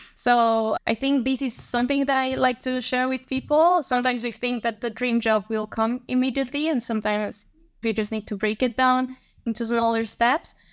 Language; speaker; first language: English; non-native, fluent; Spanish